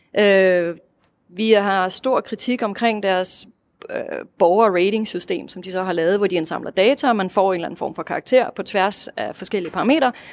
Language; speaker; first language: Danish; non-native, fluent; Russian